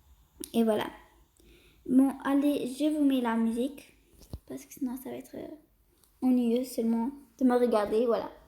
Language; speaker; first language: French; early bilingual, other home language; Portuguese